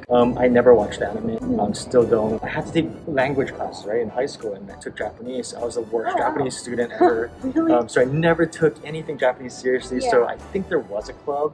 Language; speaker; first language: English; native; English